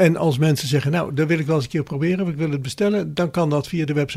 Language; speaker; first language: Dutch; native; Dutch